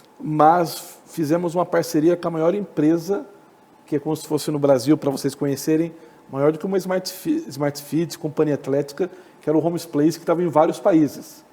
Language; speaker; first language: Portuguese; native; Portuguese